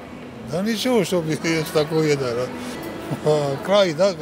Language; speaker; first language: Russian; non-native, fluent; Georgian